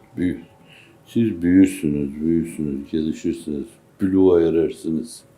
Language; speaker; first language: Turkish; native; Turkish